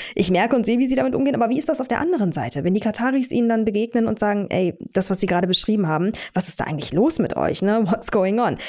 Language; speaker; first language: German; native; German